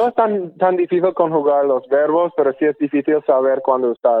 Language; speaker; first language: Spanish; non-native, fluent; English